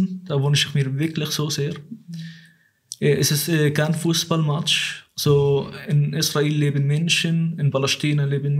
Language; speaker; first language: German; non-native, fluent; Arabic